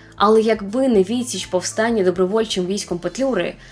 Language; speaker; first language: Ukrainian; non-native, local second language; Russian